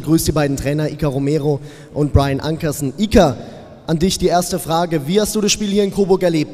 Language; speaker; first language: German; native; German